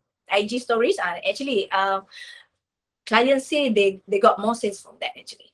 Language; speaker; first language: English; non-native, local second language; Malay